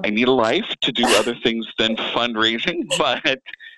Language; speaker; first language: English; native; English